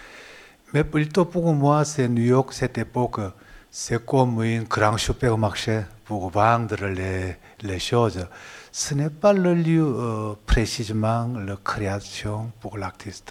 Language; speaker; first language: French; non-native, learner; Korean